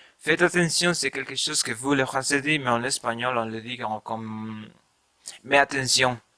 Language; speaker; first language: French; non-native, learner; Spanish